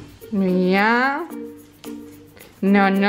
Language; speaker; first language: Spanish; native; Spanish